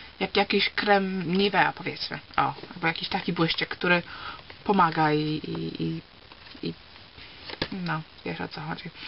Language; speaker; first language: Polish; early bilingual, heritage; Polish